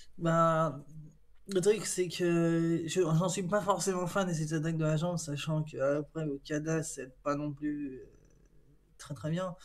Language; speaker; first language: French; native; French